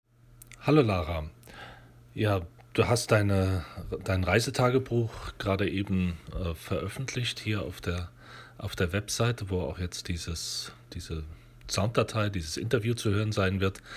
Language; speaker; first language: German; native; German